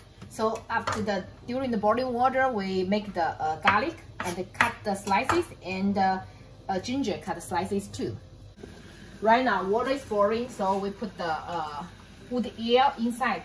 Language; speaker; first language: English; non-native, learner; Chinese